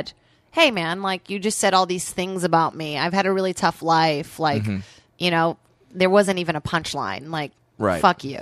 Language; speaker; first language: English; non-native, fluent; Portuguese